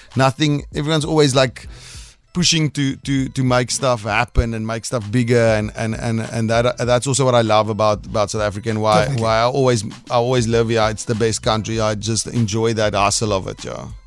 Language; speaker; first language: English; non-native, local second language; Afrikaans